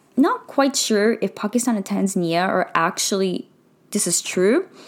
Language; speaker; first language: English; early bilingual, heritage; Japanese